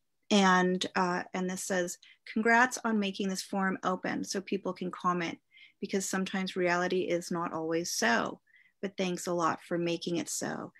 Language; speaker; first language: English; native; English